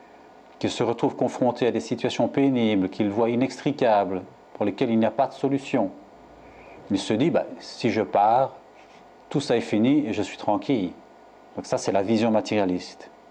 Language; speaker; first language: French; native; French